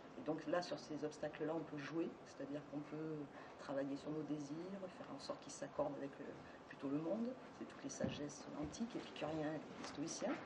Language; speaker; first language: French; native; French